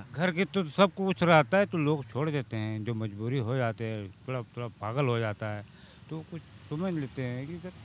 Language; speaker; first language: Hindi; native; Hindi